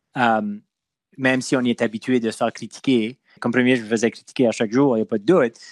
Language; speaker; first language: French; non-native, local second language; English